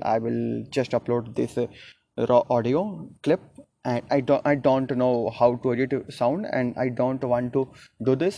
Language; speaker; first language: English; non-native, local second language; Hindi